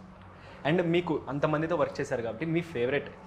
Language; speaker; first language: Telugu; native; Telugu